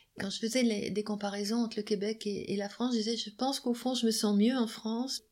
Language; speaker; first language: French; native; French